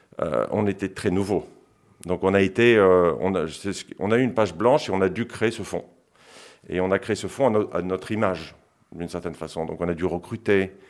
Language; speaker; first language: French; early bilingual, other home language; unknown